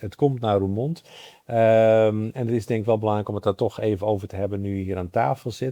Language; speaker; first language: Dutch; native; Dutch